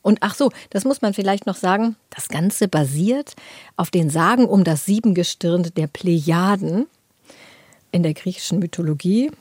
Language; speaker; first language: German; native; German